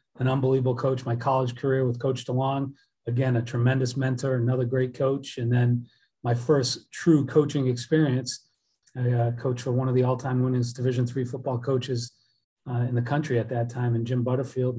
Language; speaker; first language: English; native; English